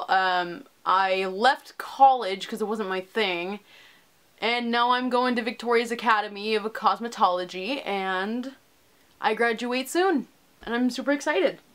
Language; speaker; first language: English; native; English